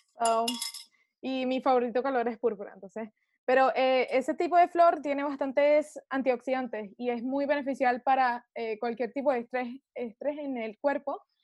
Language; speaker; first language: Spanish; early bilingual, heritage; Spanish